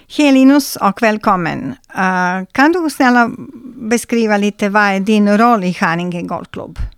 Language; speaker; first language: Swedish; non-native, fluent; Serbian